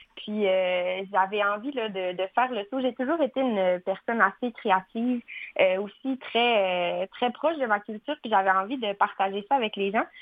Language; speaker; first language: French; native; French